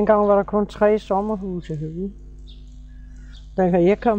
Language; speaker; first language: Danish; native; Danish